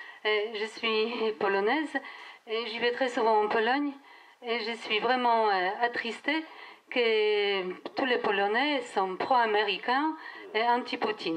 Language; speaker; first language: French; non-native, fluent; Polish